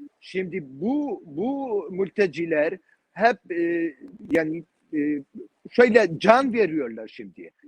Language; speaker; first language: Turkish; non-native, learner; Kurdish